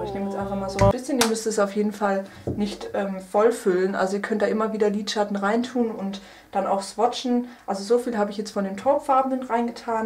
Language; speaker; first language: German; native; German